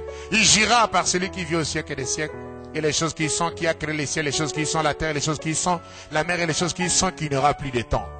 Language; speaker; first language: French; non-native, local second language; Lingala